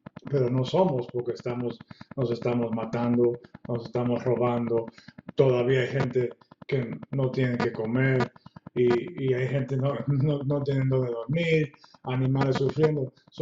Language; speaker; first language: Spanish; non-native, fluent; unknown